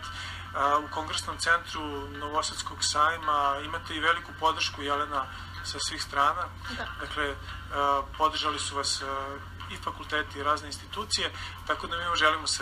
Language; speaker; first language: Serbian; native; Serbian